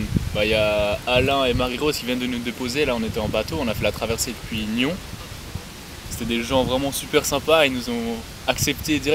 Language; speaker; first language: French; native; French